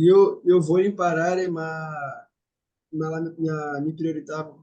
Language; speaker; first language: Italian; non-native, fluent; Portuguese